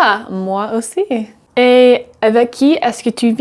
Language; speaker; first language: French; non-native, learner; English